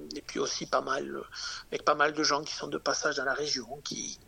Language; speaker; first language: French; native; French